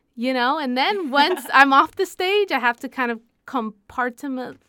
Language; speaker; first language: English; non-native, fluent; Spanish